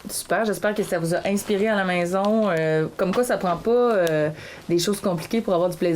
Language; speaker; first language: French; native; French